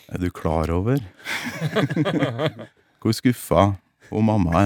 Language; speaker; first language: Norwegian; native; Norwegian